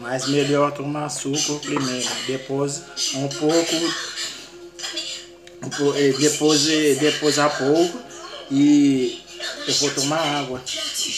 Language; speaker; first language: Portuguese; non-native, learner; Haitian Creole